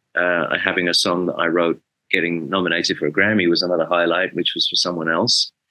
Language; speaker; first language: English; native; English